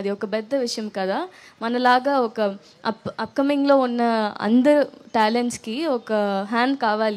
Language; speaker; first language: Telugu; non-native, fluent; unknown